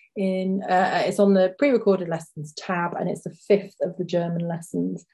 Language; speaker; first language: English; native; English